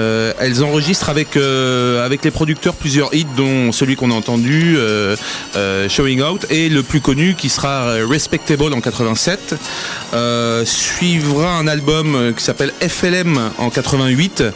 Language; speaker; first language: French; native; French